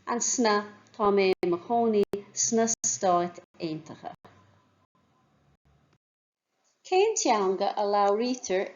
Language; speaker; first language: Irish; non-native, local second language; English